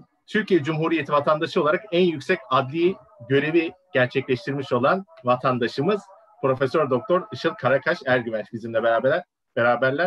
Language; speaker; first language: Turkish; native; Turkish